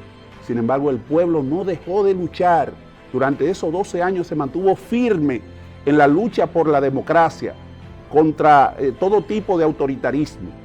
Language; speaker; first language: Spanish; native; Spanish